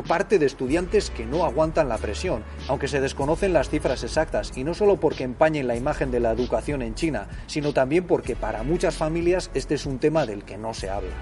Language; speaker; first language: Spanish; native; Spanish